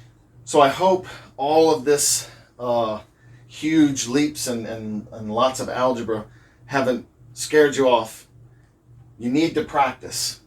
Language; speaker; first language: English; native; English